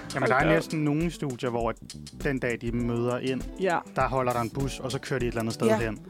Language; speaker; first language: Danish; native; Danish